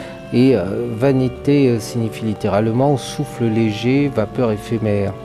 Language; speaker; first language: French; native; French